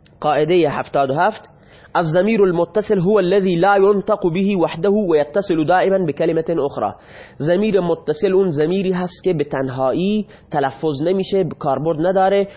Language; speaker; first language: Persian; non-native, local second language; Baluchi